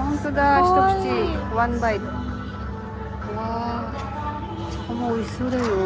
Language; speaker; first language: Japanese; non-native, learner; Filipino